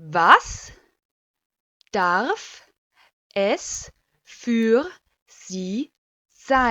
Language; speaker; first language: German; non-native, fluent; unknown